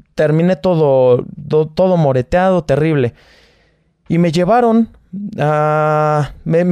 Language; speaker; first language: Spanish; native; Spanish